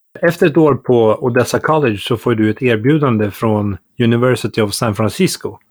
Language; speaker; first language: Swedish; native; Swedish